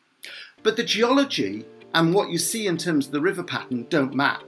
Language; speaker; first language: English; native; English